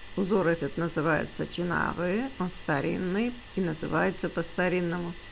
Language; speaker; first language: Russian; non-native, local second language; Azerbaijani